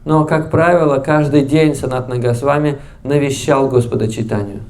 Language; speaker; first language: Russian; native; Russian